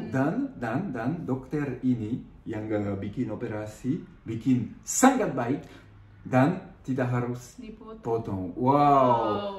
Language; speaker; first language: Indonesian; non-native, fluent; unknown